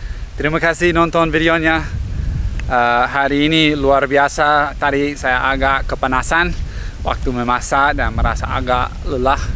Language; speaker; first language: Indonesian; non-native, fluent; English